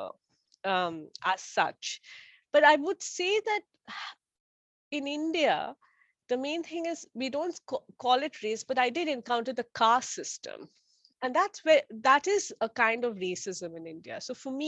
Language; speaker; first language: English; non-native, local second language; Bangla